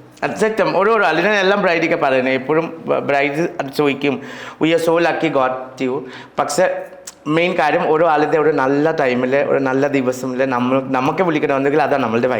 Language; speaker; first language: Malayalam; non-native, learner; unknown